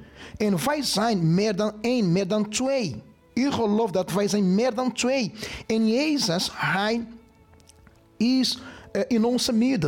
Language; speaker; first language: Dutch; non-native, fluent; Portuguese